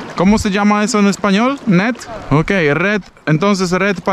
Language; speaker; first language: Spanish; non-native, learner; Polish